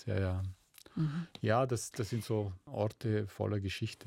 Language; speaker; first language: German; non-native, fluent; Bulgarian